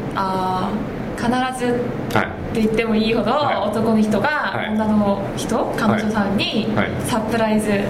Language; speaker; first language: Japanese; non-native, fluent; Korean